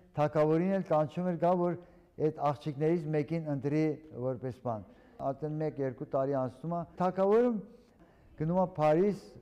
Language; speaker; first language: Armenian; early bilingual, heritage; Armenian